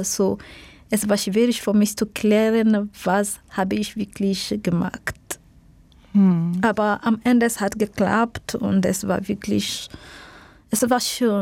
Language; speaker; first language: German; non-native, learner; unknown